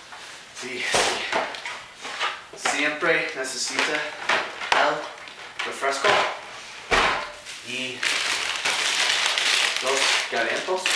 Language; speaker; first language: Spanish; non-native, learner; English